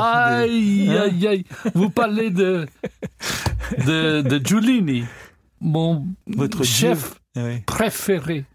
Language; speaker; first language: French; non-native, learner; English